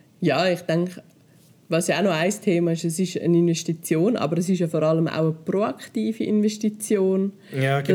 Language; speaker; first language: German; native; German